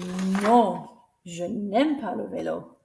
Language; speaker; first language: French; non-native, fluent; English